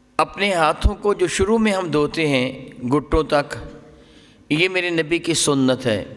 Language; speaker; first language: Urdu; non-native, local second language; Punjabi